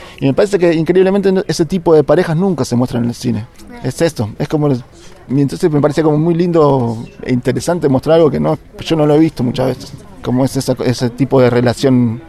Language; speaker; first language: Spanish; native; Spanish